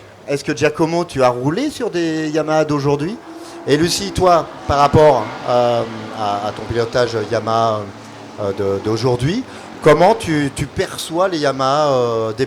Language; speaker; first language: French; native; French